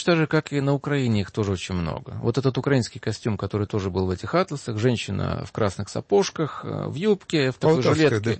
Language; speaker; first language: Russian; native; Russian